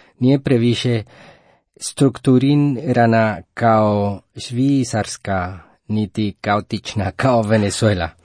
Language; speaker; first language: Croatian; non-native, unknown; Spanish